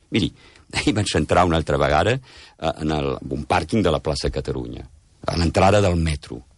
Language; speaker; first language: Catalan; early bilingual, heritage; Catalan